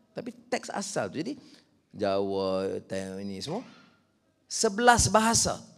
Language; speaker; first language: Malay; native; Malay